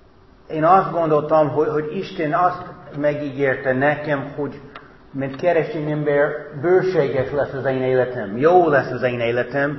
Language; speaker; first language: Hungarian; non-native, fluent; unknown